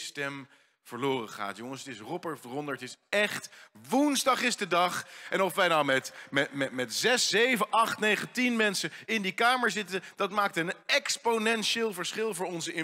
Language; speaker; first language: Dutch; native; Dutch